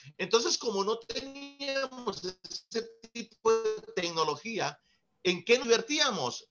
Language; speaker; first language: Spanish; native; Spanish